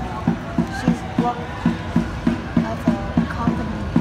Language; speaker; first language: English; non-native, learner; Vietnamese